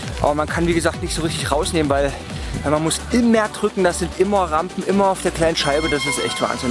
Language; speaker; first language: German; native; German